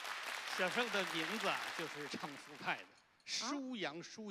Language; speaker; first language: Chinese; native; Chinese